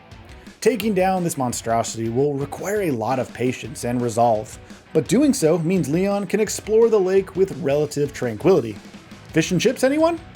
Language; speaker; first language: English; native; English